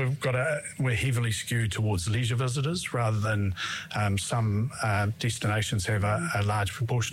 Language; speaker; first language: English; native; English